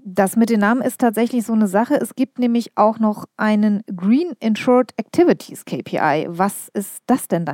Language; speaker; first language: German; native; German